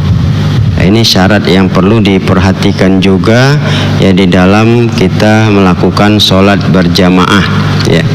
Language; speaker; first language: Indonesian; native; Indonesian